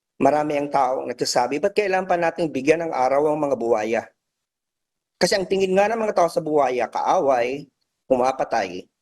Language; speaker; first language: Filipino; native; Filipino